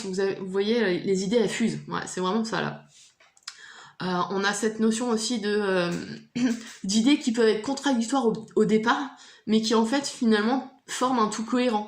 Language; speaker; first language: French; native; French